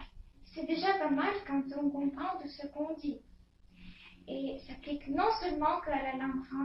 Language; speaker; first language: French; non-native, fluent; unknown